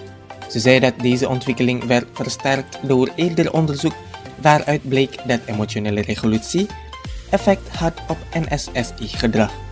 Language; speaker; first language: Dutch; non-native, fluent; Indonesian